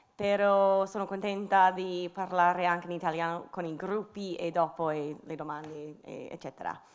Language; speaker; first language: Italian; non-native, fluent; English